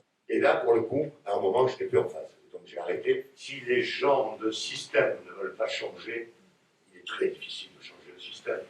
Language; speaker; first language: French; native; French